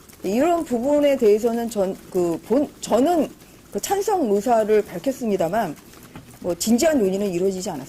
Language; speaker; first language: Korean; native; Korean